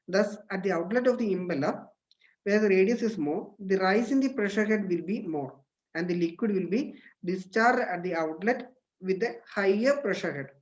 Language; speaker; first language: English; non-native, local second language; Malayalam